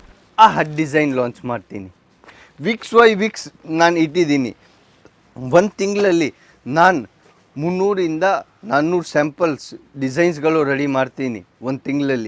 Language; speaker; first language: Kannada; non-native, local second language; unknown